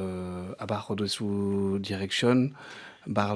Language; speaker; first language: Spanish; non-native, learner; French